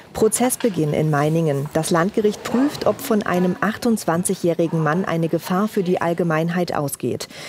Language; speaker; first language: German; native; German